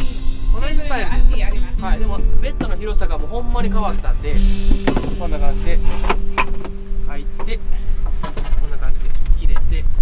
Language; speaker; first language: Japanese; native; Japanese